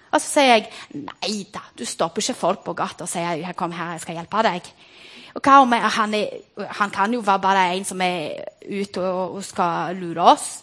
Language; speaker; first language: Norwegian; non-native, fluent; Portuguese